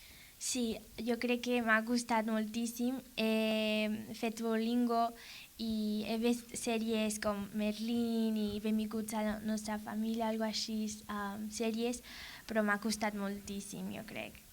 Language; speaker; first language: Catalan; non-native, learner; English